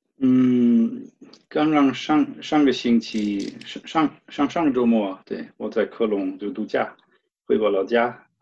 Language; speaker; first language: Chinese; non-native, fluent; German